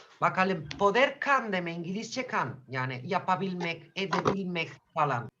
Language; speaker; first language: Turkish; non-native, fluent; Spanish